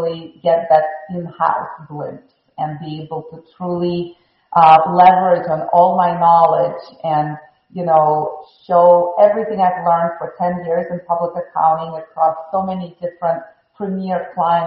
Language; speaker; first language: English; non-native, fluent; Russian